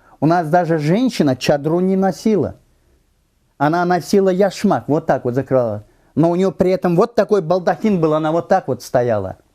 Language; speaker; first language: Russian; non-native, local second language; Turkmen